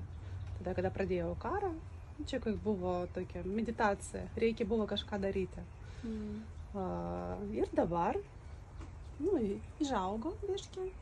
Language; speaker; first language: Lithuanian; non-native, learner; Russian